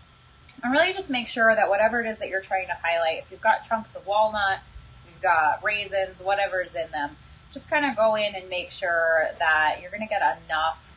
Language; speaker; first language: English; native; English